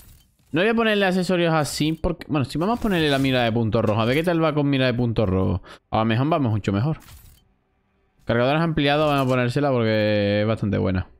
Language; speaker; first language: Spanish; native; Spanish